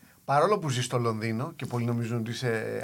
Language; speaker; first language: Greek; native; Greek